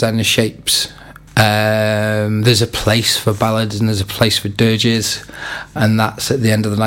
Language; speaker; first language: English; native; English